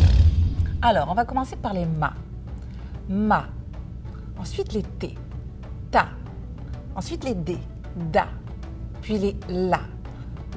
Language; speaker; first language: French; native; French